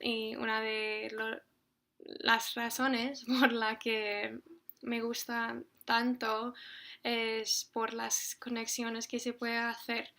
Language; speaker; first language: Spanish; non-native, fluent; English